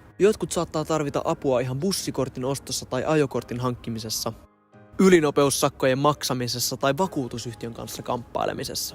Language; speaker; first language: Finnish; native; Finnish